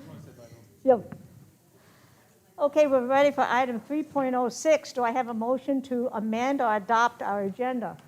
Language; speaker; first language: English; native; English